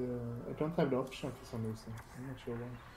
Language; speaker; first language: English; non-native, fluent; Swedish